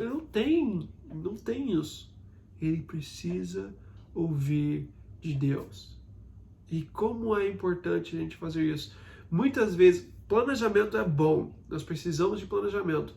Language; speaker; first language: Portuguese; non-native, fluent; English